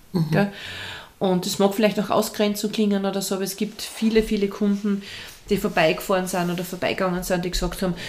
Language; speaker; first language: German; native; German